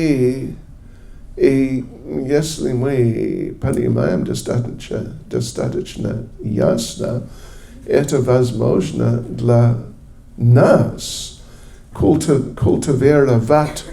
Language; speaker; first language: Russian; non-native, learner; English